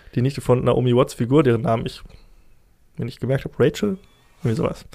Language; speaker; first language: German; native; German